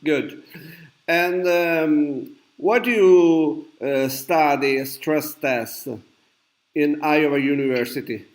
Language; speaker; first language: English; non-native, learner; Italian